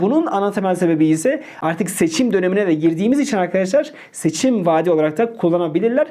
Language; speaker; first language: Turkish; native; Turkish